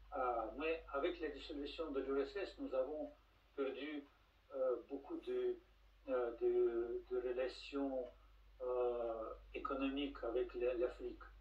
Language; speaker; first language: French; non-native, fluent; Russian